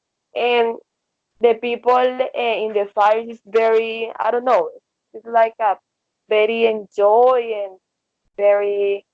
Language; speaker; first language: English; non-native, learner; Spanish